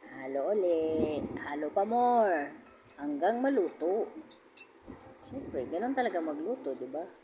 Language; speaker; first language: Filipino; non-native, local second language; Cebuano